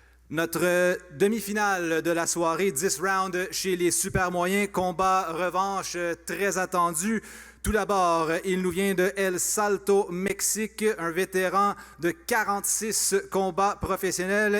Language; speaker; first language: French; native; French